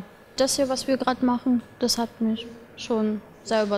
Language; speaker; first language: German; native; German